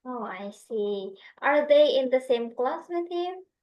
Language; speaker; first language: English; non-native, fluent; Indonesian